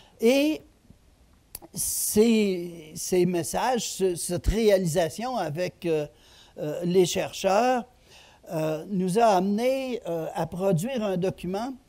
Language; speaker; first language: French; native; French